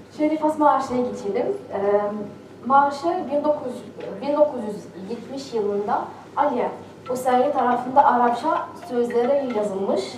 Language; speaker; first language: Turkish; non-native, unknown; Arabic